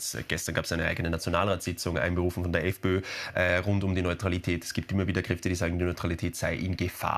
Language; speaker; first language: German; native; German